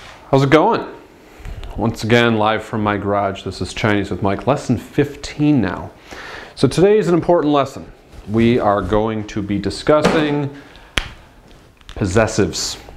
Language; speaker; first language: English; native; English